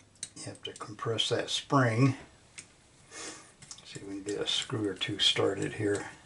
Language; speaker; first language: English; native; English